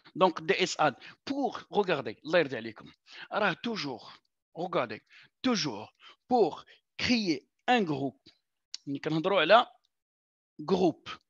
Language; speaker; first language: French; non-native, local second language; Arabic